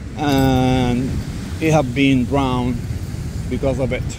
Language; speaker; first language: English; non-native, local second language; Spanish